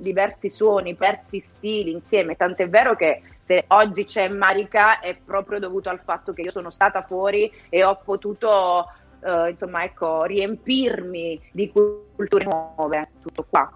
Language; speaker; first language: Italian; native; Italian